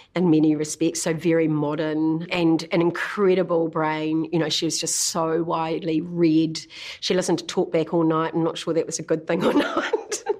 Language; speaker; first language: English; native; English